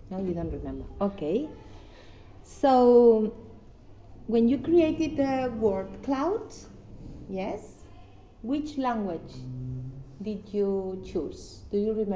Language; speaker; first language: English; non-native, fluent; Catalan